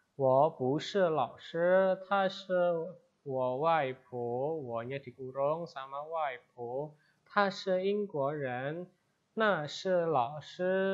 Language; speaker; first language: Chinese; non-native, fluent; Indonesian